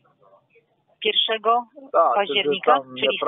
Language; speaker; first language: Polish; native; Polish